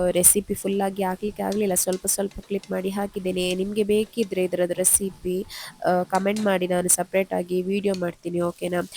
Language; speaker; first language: Kannada; non-native, local second language; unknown